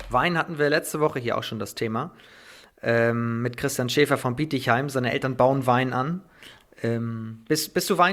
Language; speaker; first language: German; native; German